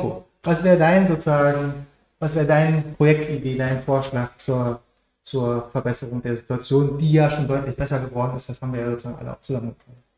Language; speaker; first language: German; native; German